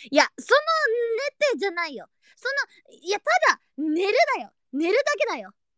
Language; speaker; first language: Japanese; non-native, learner; Indonesian